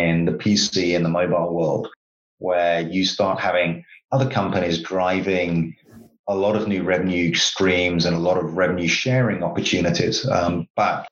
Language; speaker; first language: English; native; English